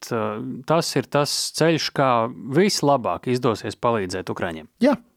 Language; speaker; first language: Latvian; native; Latvian